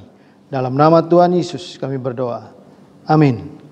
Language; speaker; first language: Indonesian; native; Indonesian